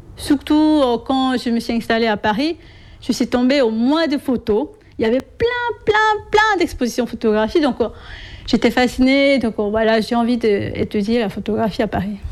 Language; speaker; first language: French; non-native, fluent; Korean